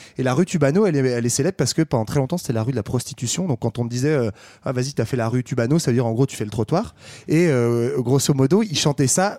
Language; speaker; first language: French; native; French